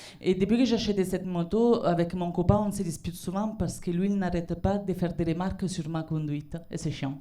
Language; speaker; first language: French; non-native, fluent; Italian